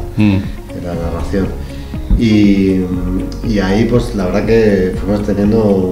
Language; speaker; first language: Spanish; native; Spanish